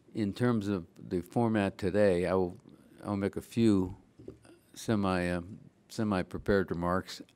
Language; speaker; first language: English; native; English